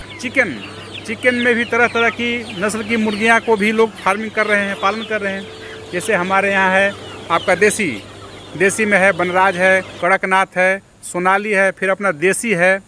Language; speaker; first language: Hindi; native; Hindi